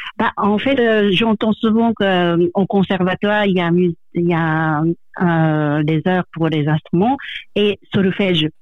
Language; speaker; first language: French; non-native, fluent; Japanese